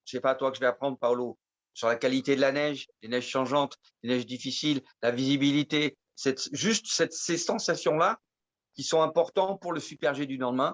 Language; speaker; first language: French; native; French